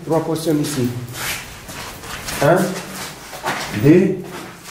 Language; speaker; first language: French; non-native, local second language; Arabic